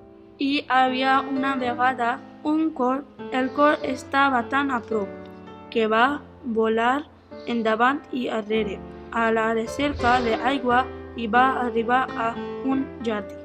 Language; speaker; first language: Catalan; non-native, learner; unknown